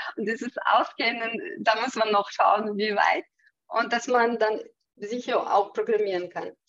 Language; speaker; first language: German; non-native, fluent; Russian